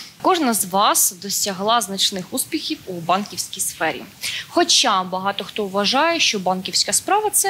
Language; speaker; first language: Ukrainian; native; Ukrainian